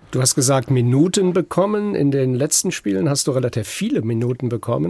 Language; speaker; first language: German; native; German